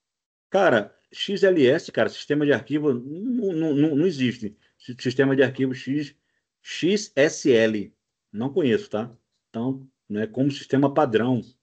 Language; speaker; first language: Portuguese; native; Portuguese